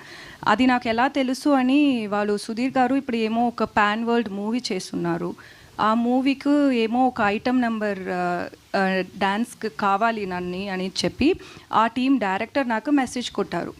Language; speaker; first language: Telugu; non-native, learner; Tamil